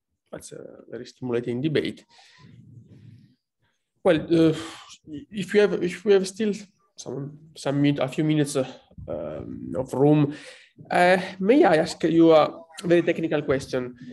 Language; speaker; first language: English; non-native, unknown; Italian